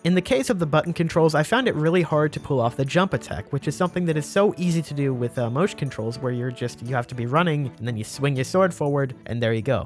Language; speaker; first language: English; native; English